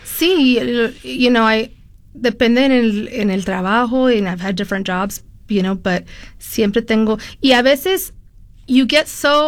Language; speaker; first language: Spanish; early bilingual, heritage; Spanish